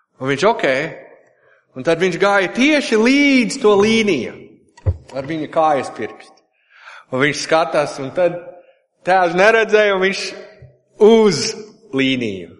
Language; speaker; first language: Latvian; non-native, fluent; English